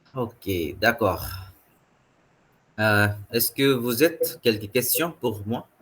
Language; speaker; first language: French; non-native, fluent; Hindi